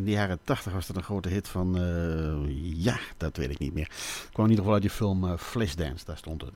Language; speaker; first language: Dutch; native; Dutch